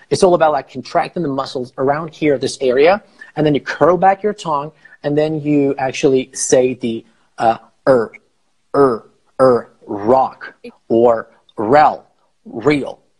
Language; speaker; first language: English; non-native, fluent; Persian